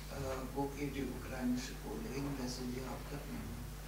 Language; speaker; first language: German; non-native, learner; Russian